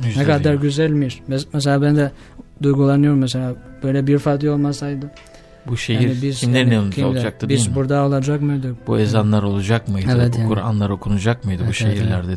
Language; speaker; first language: Turkish; non-native, learner; Albanian